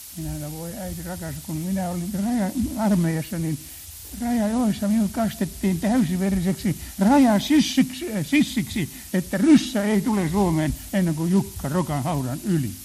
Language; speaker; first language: Finnish; native; Finnish